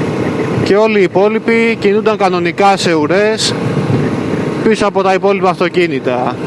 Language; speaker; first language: Greek; native; Greek